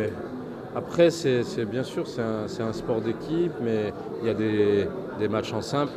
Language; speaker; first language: French; non-native, local second language; Arabic